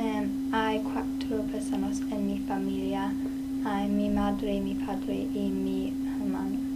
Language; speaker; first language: Spanish; non-native, learner; English